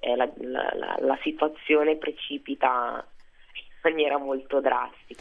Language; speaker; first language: Italian; early bilingual, other home language; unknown